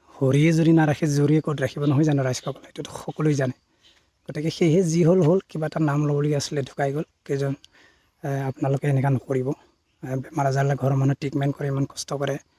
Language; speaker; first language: Assamese; non-native, local second language; Bodo